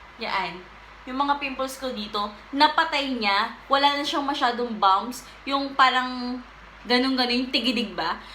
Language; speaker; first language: Filipino; native; Filipino